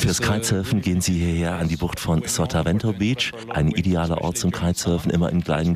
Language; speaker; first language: German; native; German